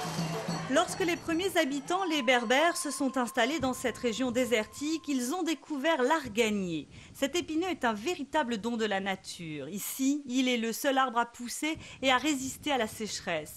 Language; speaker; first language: French; native; French